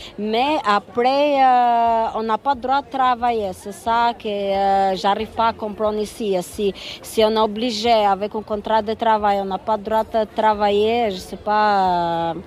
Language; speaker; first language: French; non-native, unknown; Albanian